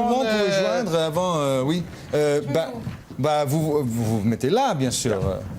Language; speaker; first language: French; non-native, fluent; English